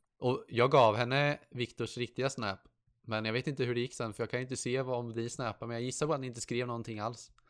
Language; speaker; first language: Swedish; native; Swedish